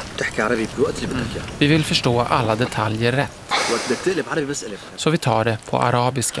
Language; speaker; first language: Swedish; native; Swedish